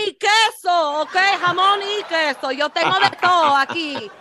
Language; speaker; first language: Spanish; early bilingual, heritage; Spanish